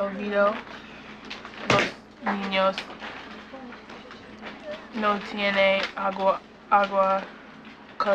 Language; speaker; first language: Spanish; non-native, learner; English